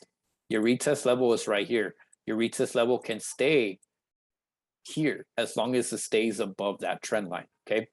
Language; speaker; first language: English; native; English